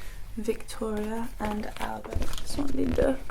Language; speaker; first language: French; non-native, fluent; English